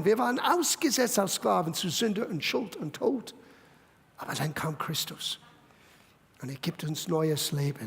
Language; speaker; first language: German; non-native, fluent; English